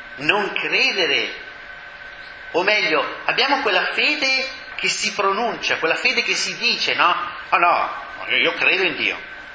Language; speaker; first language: Italian; native; Italian